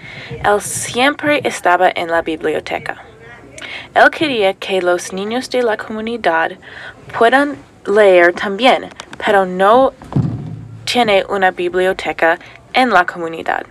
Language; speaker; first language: Spanish; non-native, learner; English